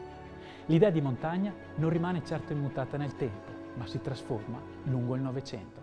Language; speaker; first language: Italian; native; Italian